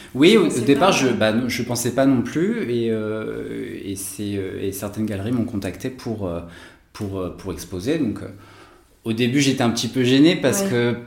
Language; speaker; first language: French; native; French